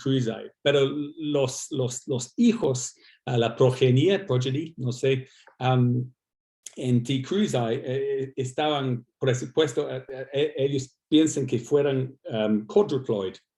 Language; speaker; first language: Spanish; non-native, fluent; English